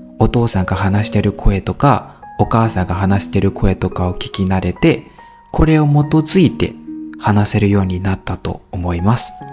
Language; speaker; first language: Japanese; non-native, learner; Burmese